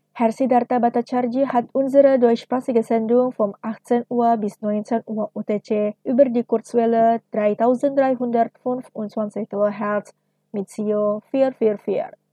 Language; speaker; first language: German; non-native, fluent; Indonesian